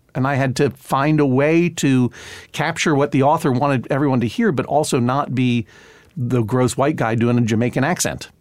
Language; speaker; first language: English; native; English